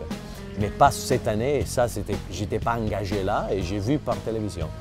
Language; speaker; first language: French; non-native, fluent; Italian